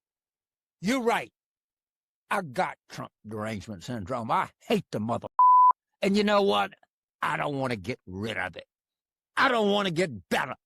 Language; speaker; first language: English; native; English